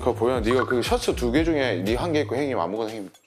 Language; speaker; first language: Korean; native; Korean